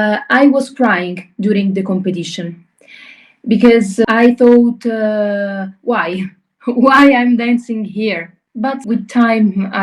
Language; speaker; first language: English; non-native, learner; Italian